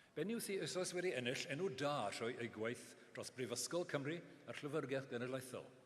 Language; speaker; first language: Welsh; non-native, local second language; English